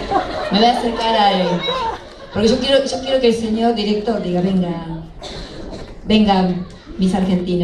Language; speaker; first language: Spanish; native; Spanish